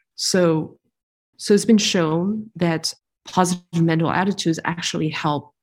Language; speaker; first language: English; non-native, fluent; French